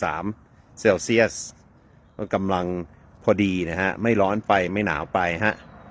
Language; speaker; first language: Thai; non-native, fluent; English